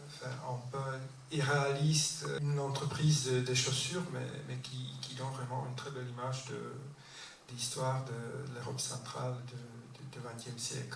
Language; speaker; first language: French; non-native, fluent; Czech